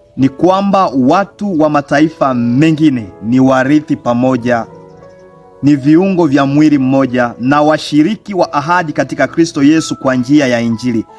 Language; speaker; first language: Swahili; native; Swahili